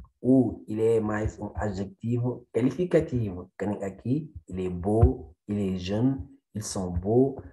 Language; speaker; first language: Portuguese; non-native, fluent; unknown